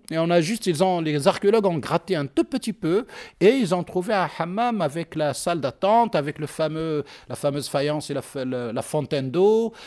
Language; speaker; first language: French; non-native, local second language; Arabic